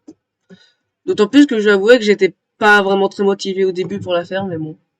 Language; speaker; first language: French; native; French